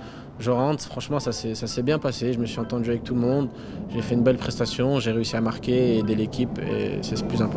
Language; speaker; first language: French; early bilingual, other home language; Arabic